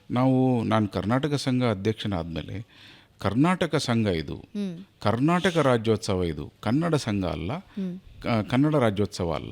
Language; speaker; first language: Kannada; native; Kannada